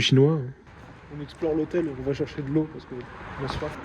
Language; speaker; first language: French; native; French